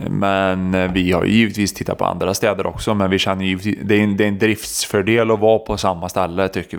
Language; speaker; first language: Swedish; native; Swedish